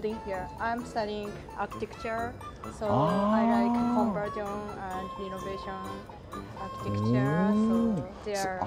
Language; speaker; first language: English; non-native, learner; Japanese